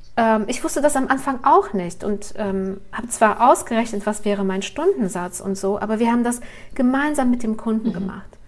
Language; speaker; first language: German; early bilingual, other home language; Russian